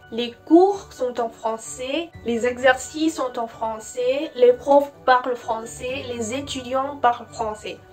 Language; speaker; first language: French; non-native, fluent; Vietnamese